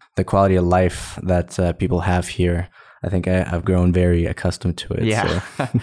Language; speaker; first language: English; early bilingual, other home language; Spanish